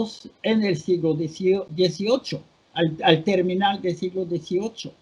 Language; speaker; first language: Spanish; non-native, fluent; French